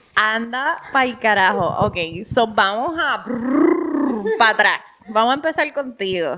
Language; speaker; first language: Spanish; native; Spanish